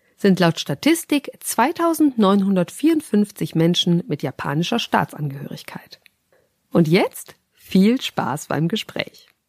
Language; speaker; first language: German; native; German